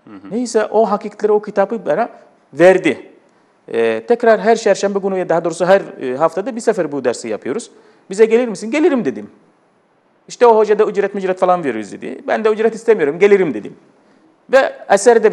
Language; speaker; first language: Turkish; non-native, fluent; Arabic